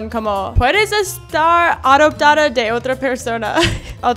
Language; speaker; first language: Spanish; non-native, learner; English